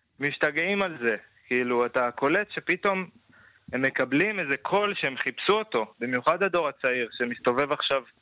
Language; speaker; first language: Hebrew; native; Hebrew